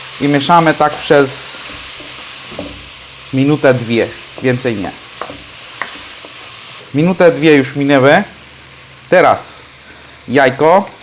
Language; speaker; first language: Polish; non-native, fluent; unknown